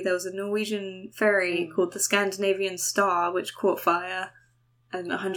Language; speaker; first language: English; native; English